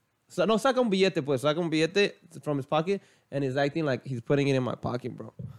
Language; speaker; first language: English; early bilingual, other home language; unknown